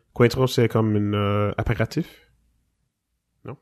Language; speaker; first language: French; non-native, fluent; English